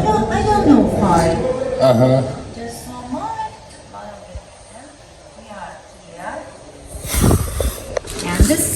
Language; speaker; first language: English; non-native, learner; Italian